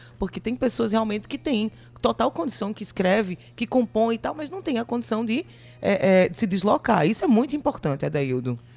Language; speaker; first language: Portuguese; native; Portuguese